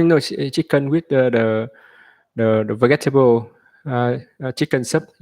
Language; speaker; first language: English; non-native, learner; Vietnamese